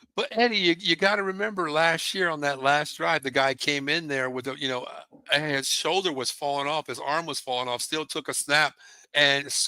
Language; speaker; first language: English; native; English